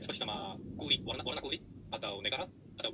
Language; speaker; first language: Indonesian; non-native, learner; Korean